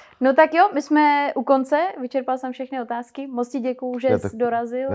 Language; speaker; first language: Czech; native; Czech